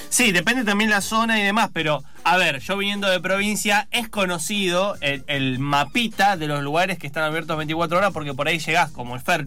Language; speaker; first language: Spanish; native; Spanish